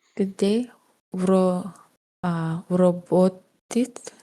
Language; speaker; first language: Russian; non-native, learner; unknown